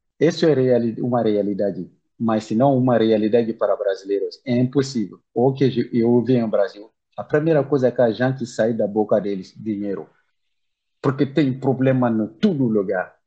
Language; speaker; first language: Portuguese; non-native, learner; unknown